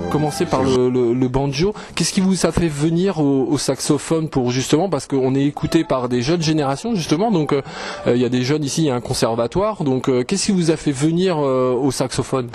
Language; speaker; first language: French; native; French